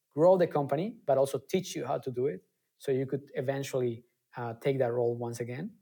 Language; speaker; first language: English; non-native, fluent; Spanish